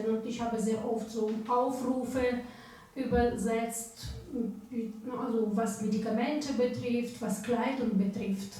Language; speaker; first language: German; non-native, fluent; Ukrainian